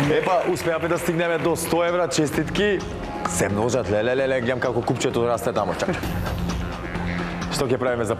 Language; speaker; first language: Macedonian; native; Macedonian